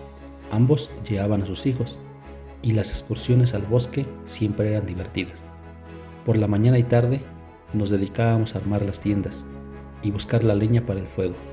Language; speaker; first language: Spanish; native; Spanish